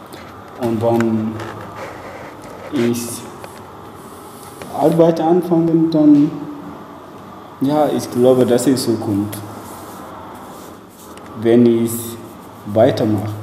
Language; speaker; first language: German; non-native, learner; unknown